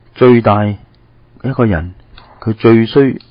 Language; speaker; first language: Cantonese; native; Cantonese